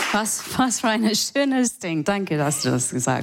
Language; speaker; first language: German; non-native, fluent; English